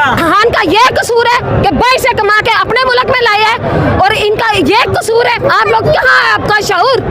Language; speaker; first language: Urdu; non-native, local second language; Punjabi